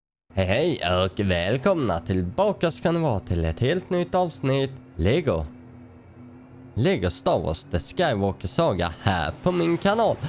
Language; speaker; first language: Swedish; native; Swedish